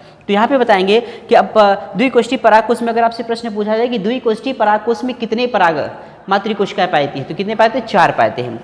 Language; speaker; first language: Hindi; native; Hindi